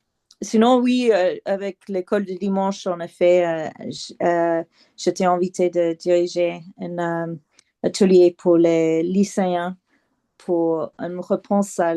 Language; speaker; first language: French; non-native, fluent; English